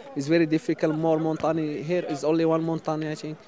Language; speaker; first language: English; non-native, fluent; Arabic